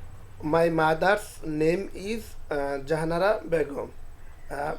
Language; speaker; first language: English; non-native, learner; Bangla